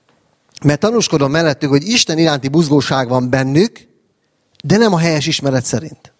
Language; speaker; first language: Hungarian; native; Hungarian